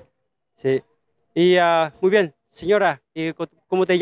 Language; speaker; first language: Spanish; non-native, fluent; Vietnamese